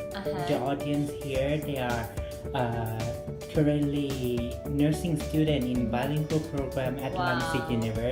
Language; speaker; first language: English; non-native, fluent; Thai